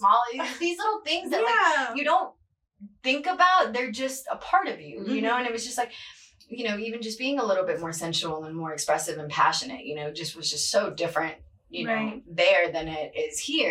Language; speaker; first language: English; early bilingual, other home language; Spanish